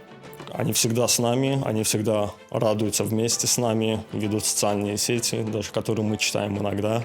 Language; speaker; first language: Russian; non-native, local second language; Azerbaijani